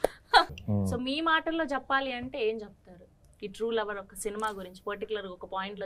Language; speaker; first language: Telugu; native; Telugu